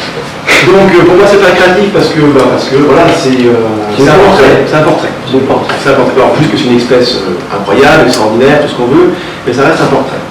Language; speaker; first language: French; native; French